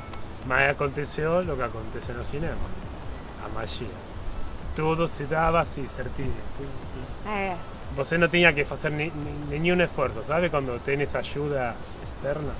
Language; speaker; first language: Portuguese; non-native, fluent; Spanish